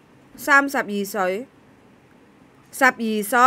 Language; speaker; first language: Cantonese; non-native, fluent; Javanese